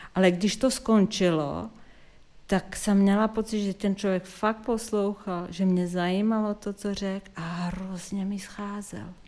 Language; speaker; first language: Czech; non-native, fluent; Serbian